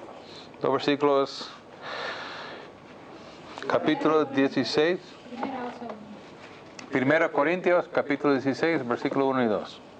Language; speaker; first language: Spanish; non-native, fluent; English